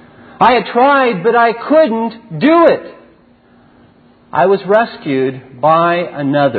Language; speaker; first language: English; native; English